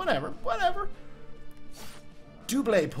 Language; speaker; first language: English; native; English